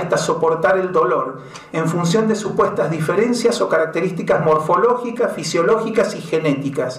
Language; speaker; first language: Spanish; native; Spanish